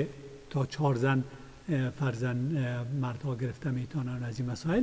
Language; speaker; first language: Persian; native; Persian